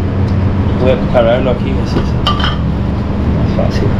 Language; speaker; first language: Spanish; non-native, learner; English